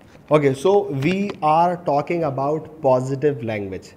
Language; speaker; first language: English; non-native, local second language; Urdu